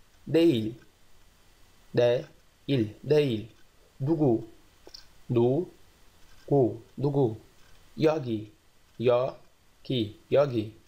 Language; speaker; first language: Korean; non-native, fluent; Portuguese